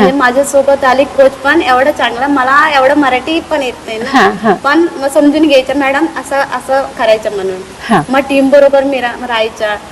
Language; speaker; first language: Marathi; non-native, local second language; Telugu